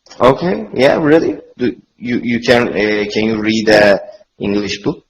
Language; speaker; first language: English; non-native, learner; Turkish